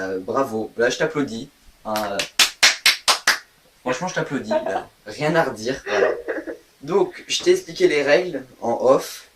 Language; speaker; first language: French; native; French